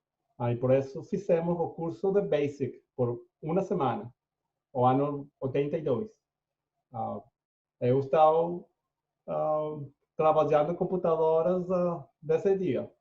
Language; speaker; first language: Portuguese; non-native, fluent; Spanish